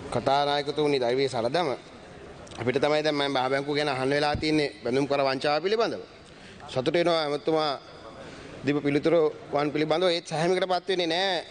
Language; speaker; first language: Sinhala; native; Sinhala